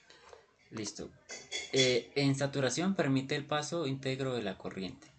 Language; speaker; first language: Spanish; native; Spanish